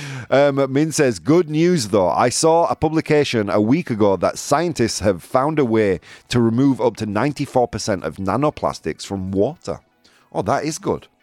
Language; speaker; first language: English; native; English